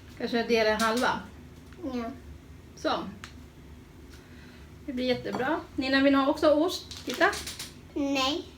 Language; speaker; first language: Swedish; non-native, learner; Thai